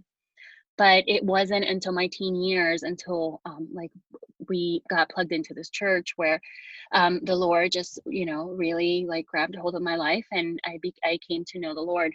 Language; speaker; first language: English; early bilingual, other home language; Spanish